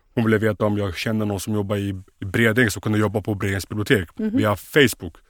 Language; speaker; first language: Swedish; native; Swedish